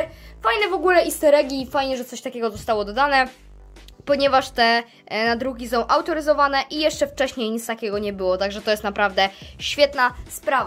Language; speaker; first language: Polish; native; Polish